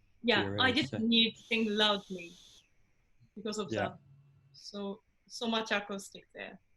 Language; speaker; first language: English; non-native, fluent; Japanese